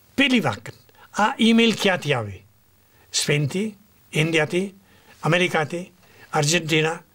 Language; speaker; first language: Gujarati; non-native, fluent; Spanish